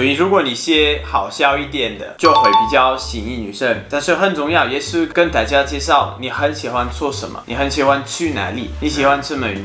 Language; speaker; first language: Chinese; non-native, fluent; French